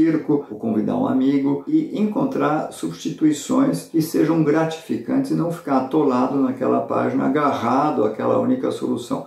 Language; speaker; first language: Portuguese; native; Portuguese